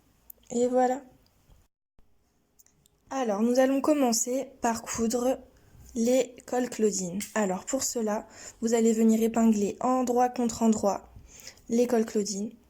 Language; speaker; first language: French; native; French